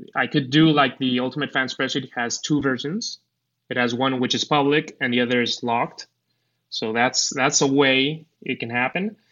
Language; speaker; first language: English; non-native, fluent; Spanish